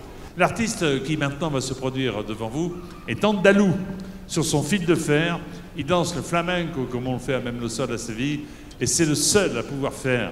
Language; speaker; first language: French; native; French